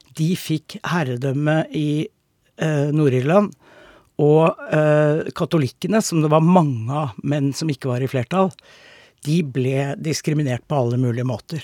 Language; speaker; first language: Norwegian; native; Norwegian